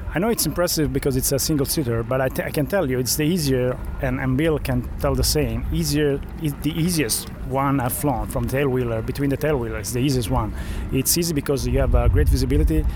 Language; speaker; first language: English; non-native, fluent; Italian